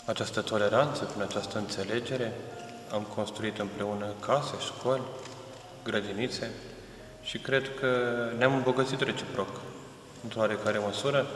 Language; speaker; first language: Romanian; non-native, local second language; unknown